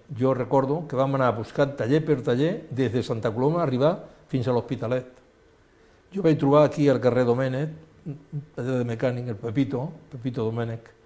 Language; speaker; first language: Catalan; non-native, local second language; Spanish